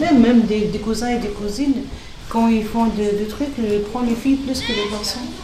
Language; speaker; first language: French; non-native, learner; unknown